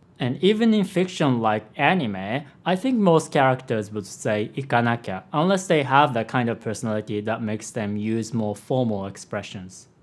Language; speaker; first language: English; non-native, fluent; Japanese